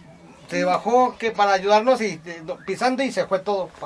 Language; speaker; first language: Spanish; native; Spanish